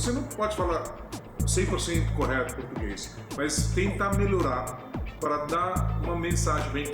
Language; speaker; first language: Portuguese; non-native, fluent; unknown